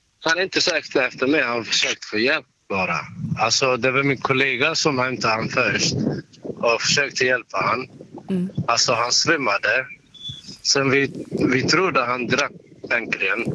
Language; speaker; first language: Swedish; non-native, learner; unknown